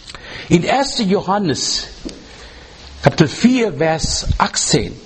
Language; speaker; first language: German; non-native, learner; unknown